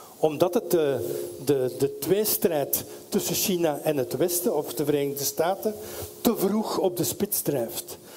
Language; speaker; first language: Dutch; native; Dutch